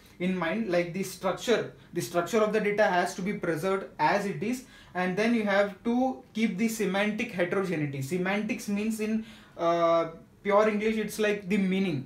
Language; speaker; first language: English; non-native, local second language; Marathi